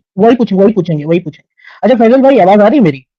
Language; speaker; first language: Hindi; native; Hindi